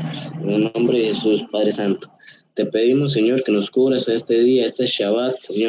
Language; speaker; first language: Spanish; native; Spanish